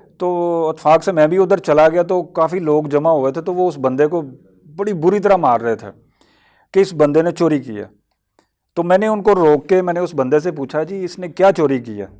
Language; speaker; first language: Urdu; non-native, local second language; Punjabi